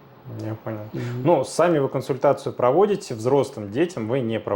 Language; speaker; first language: Russian; native; Russian